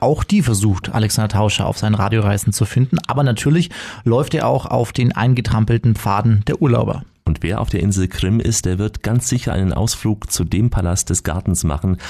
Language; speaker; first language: German; native; German